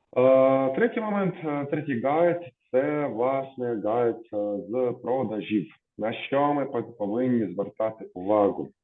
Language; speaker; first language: Ukrainian; native; Ukrainian